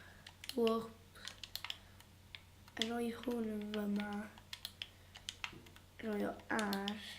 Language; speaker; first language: Welsh; non-native, local second language; English